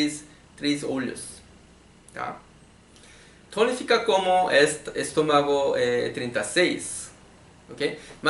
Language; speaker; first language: Portuguese; non-native, learner; Korean